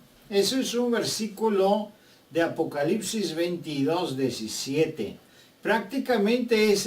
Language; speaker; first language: Spanish; non-native, fluent; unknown